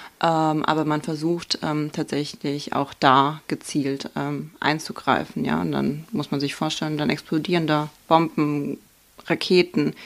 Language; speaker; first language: German; early bilingual, other home language; Ukrainian